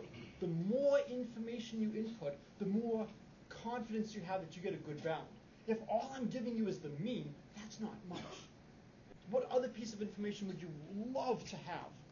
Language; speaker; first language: English; native; English